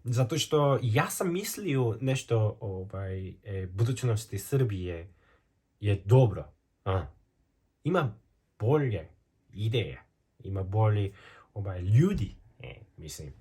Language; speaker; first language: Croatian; non-native, fluent; Korean